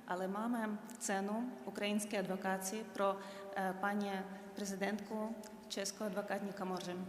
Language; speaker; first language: Czech; non-native, fluent; Ukrainian